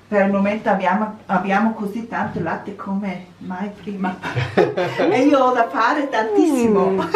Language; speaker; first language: Italian; non-native, learner; German